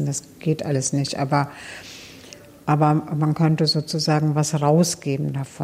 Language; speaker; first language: German; native; German